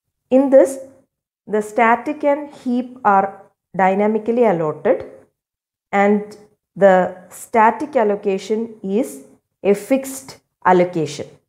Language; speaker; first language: English; non-native, local second language; Malayalam